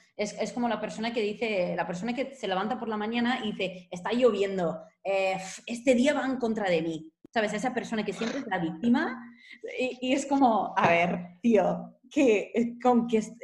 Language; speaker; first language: Spanish; non-native, fluent; English